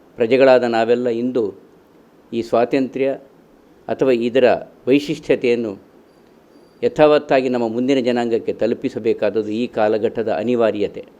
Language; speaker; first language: Kannada; non-native, local second language; Tulu